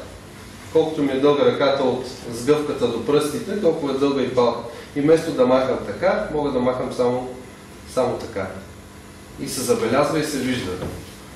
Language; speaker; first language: Bulgarian; native; Bulgarian